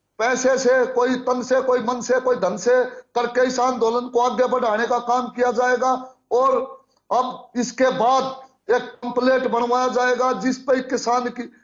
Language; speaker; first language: Hindi; native; Hindi